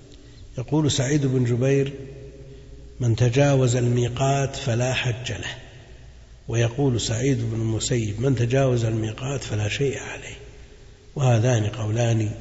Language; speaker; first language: Arabic; native; Arabic